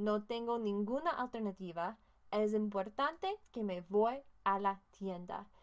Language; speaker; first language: Spanish; non-native, learner; English